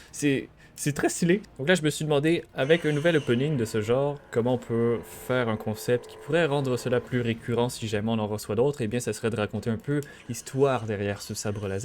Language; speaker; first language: French; native; French